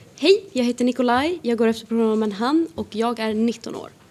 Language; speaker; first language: Swedish; native; Swedish